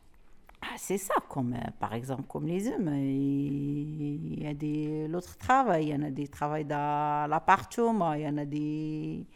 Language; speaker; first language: French; non-native, learner; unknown